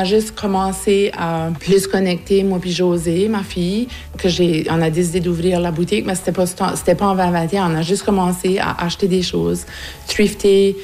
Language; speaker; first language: French; native; French